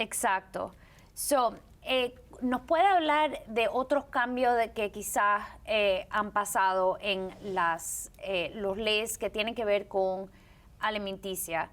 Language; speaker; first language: Spanish; early bilingual, heritage; Spanish